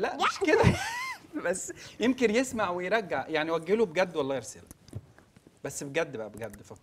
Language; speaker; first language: Arabic; native; Arabic